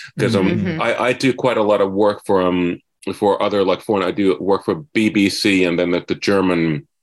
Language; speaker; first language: English; non-native, fluent; Finnish